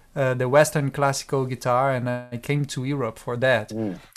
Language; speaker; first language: English; non-native, fluent; Portuguese